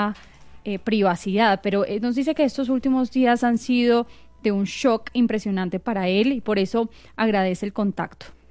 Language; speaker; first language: Spanish; native; Spanish